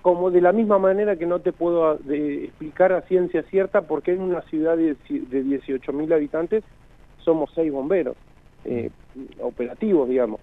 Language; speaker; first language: Spanish; native; Spanish